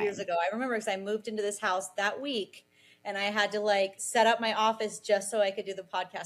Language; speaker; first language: English; native; English